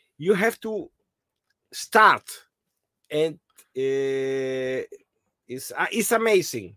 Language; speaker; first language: English; non-native, learner; German